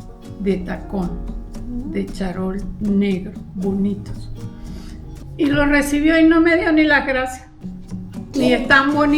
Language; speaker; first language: Spanish; native; Spanish